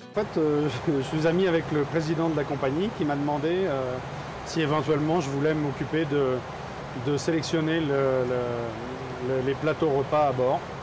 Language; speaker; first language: French; native; French